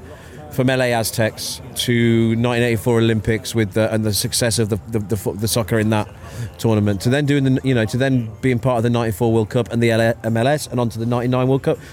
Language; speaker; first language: English; native; English